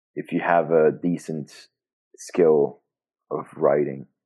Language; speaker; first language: English; non-native, fluent; Portuguese